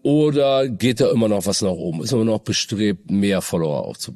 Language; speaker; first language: German; native; German